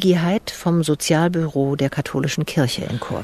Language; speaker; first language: German; native; German